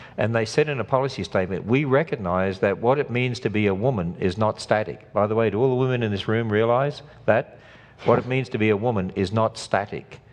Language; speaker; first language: English; native; English